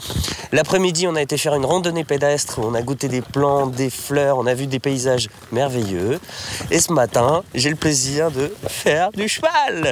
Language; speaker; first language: French; native; French